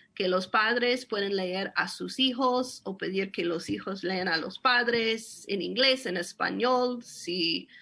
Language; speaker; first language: Spanish; non-native, fluent; English